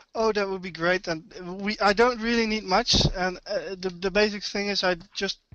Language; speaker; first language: English; non-native, fluent; Dutch